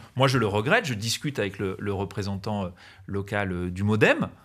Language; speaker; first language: French; native; French